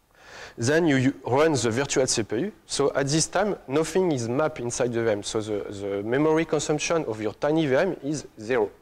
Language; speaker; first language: English; non-native, fluent; French